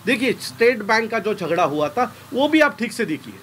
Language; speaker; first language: Hindi; non-native, local second language; Marathi